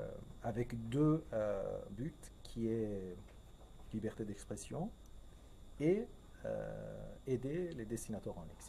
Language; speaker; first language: French; non-native, fluent; Persian